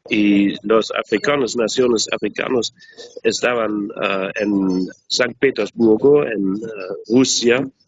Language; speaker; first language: Spanish; non-native, learner; German